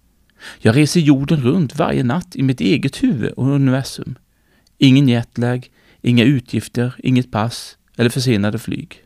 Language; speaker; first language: Swedish; native; Swedish